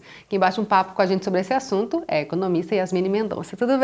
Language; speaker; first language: Portuguese; native; Portuguese